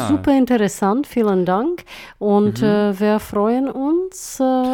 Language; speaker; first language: German; non-native, fluent; Czech